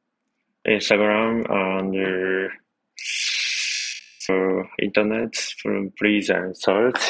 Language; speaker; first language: English; non-native, learner; Japanese